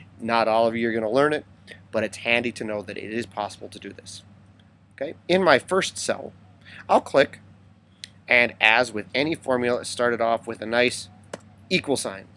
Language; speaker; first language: English; native; English